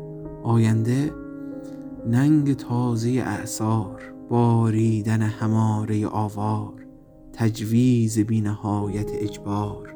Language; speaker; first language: Persian; native; Persian